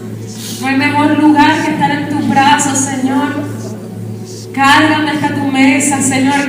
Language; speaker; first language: Spanish; native; Spanish